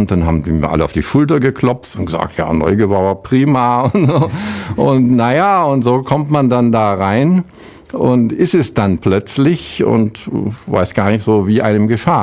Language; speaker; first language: German; native; German